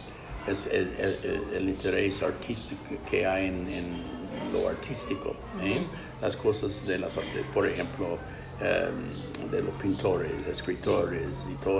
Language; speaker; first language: Spanish; non-native, fluent; English